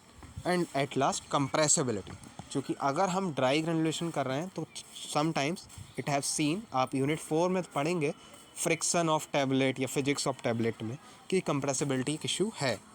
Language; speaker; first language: Hindi; native; Hindi